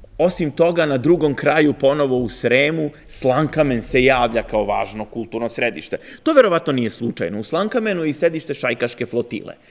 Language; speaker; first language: Serbian; native; Serbian